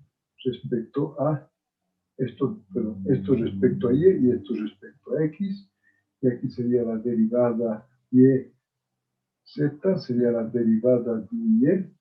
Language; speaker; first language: Spanish; native; Spanish